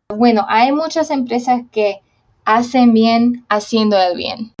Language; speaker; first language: Spanish; non-native, fluent; Slovak